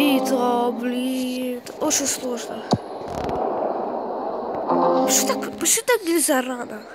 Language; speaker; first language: Russian; non-native, fluent; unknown